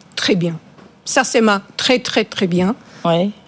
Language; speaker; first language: French; non-native, fluent; English